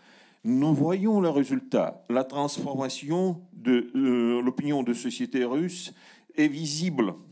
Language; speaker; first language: French; non-native, learner; Russian